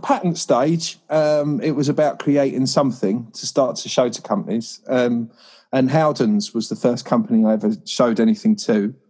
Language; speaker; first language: English; native; English